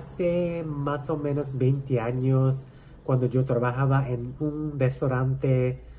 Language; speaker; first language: Spanish; non-native, fluent; Japanese